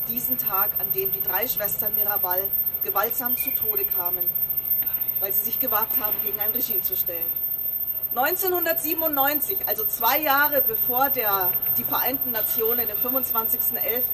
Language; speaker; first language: German; native; German